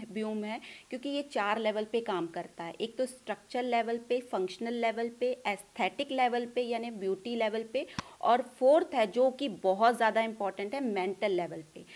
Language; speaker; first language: Hindi; non-native, local second language; Punjabi